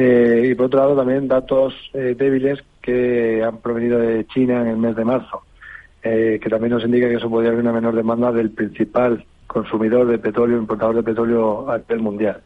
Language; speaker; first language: Spanish; native; Spanish